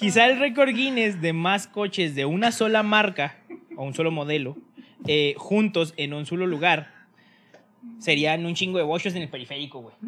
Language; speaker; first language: Spanish; native; Spanish